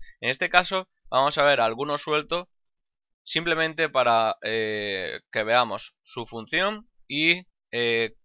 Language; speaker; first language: Spanish; native; Spanish